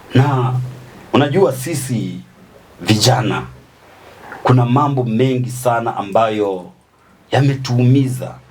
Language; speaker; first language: Swahili; native; Swahili